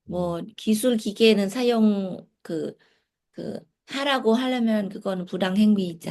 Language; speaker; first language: Korean; non-native, learner; Lao